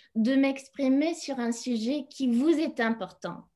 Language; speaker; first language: French; non-native, fluent; English